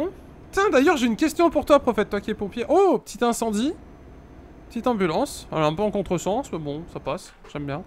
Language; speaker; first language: French; native; French